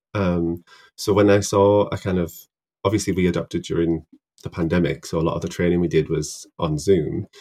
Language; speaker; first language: English; native; English